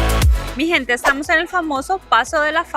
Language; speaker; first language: Spanish; native; Spanish